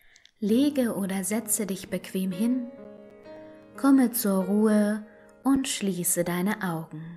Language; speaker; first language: German; native; German